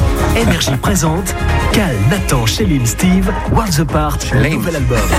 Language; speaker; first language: French; native; French